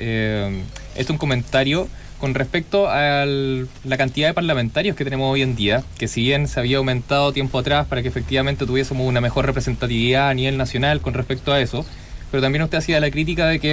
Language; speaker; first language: Spanish; native; Spanish